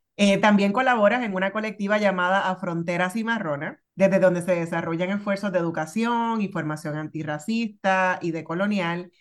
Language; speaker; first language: Spanish; native; Spanish